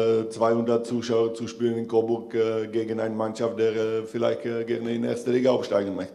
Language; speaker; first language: German; non-native, fluent; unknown